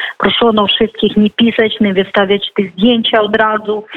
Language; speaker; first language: Polish; non-native, fluent; Ukrainian